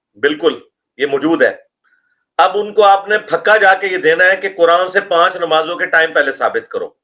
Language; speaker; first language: Urdu; non-native, local second language; Punjabi